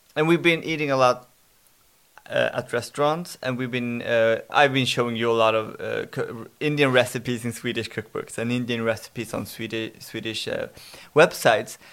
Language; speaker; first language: English; non-native, fluent; Swedish